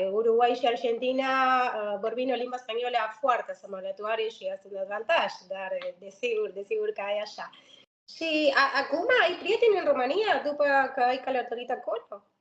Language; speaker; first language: Romanian; non-native, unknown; Spanish